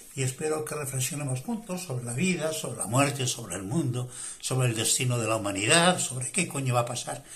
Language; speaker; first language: Spanish; native; Spanish